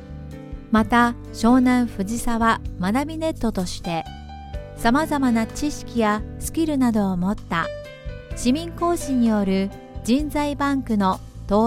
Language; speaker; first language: Japanese; native; Japanese